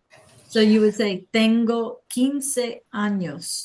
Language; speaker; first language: Spanish; non-native, fluent; English